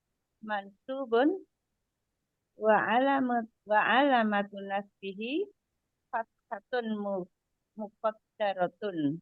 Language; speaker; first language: Arabic; non-native, learner; Indonesian